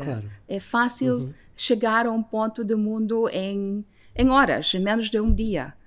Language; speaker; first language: Portuguese; non-native, fluent; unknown